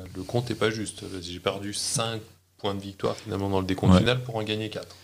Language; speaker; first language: French; native; French